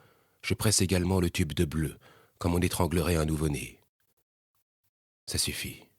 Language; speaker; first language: French; native; French